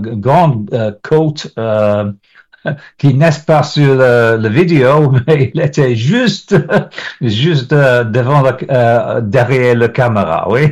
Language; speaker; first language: French; non-native, learner; English